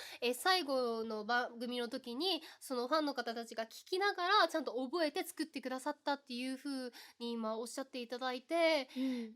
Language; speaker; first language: Japanese; native; Japanese